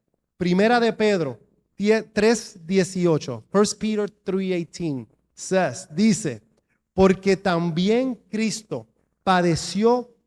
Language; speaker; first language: Spanish; native; Spanish